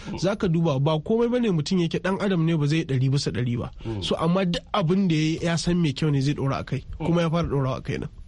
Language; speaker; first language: Hausa; native; Hausa